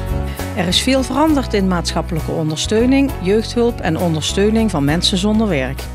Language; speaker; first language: Dutch; native; Dutch